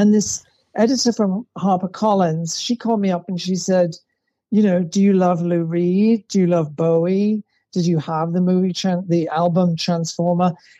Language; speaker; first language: English; native; English